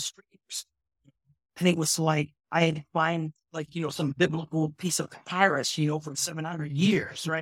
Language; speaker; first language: English; native; English